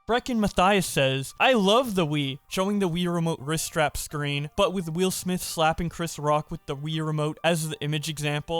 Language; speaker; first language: English; native; English